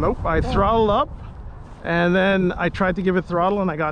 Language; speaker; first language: English; native; English